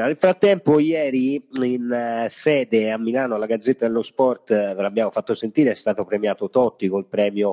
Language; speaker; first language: Italian; native; Italian